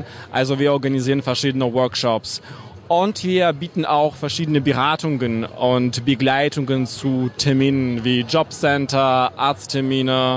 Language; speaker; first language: German; non-native, fluent; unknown